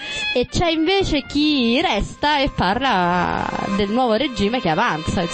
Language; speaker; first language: Italian; native; Italian